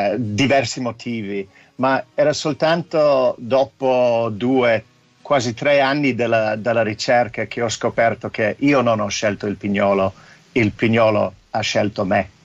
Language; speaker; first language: Italian; non-native, fluent; English